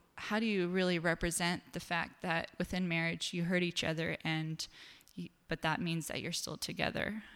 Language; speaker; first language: English; native; English